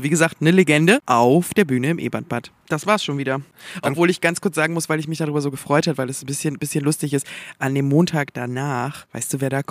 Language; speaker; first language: German; native; German